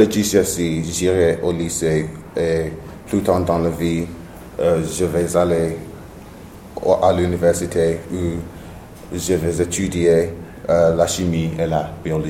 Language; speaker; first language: French; non-native, learner; English